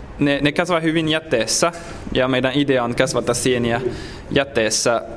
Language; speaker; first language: Finnish; non-native, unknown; French